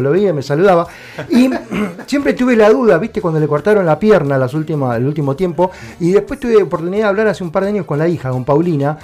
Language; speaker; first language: Spanish; native; Spanish